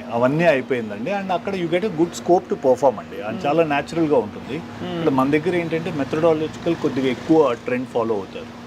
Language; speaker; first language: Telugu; native; Telugu